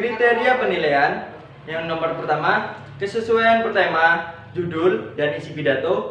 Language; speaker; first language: Indonesian; native; Indonesian